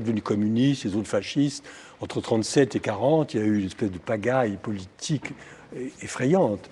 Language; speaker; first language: French; native; French